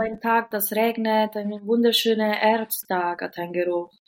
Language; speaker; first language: German; non-native, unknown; Italian